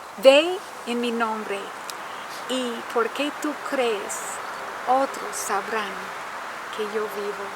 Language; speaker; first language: Spanish; non-native, fluent; English